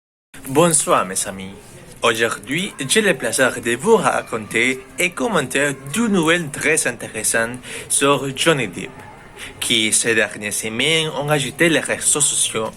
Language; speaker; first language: French; non-native, learner; Spanish